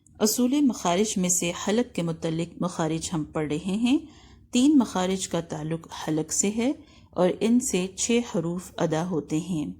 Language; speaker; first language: Urdu; native; Urdu